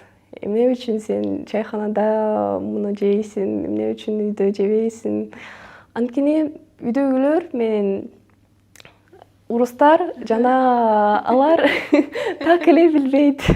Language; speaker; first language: Kyrgyz; non-native, local second language; Russian